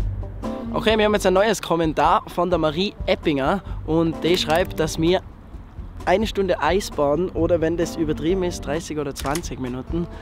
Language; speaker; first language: German; native; German